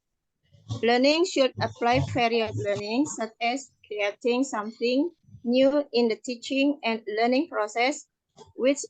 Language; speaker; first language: English; non-native, learner; Indonesian